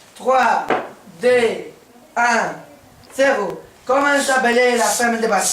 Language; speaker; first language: French; non-native, learner; Spanish